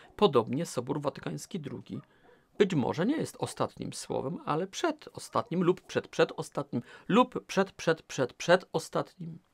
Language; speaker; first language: Polish; native; Polish